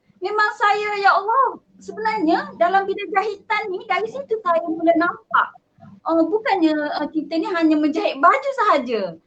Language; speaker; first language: Malay; native; Malay